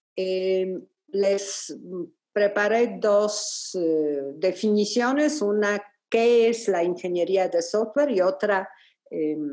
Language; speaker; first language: Spanish; non-native, fluent; Polish